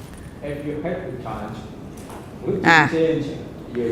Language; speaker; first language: English; non-native, learner; Indonesian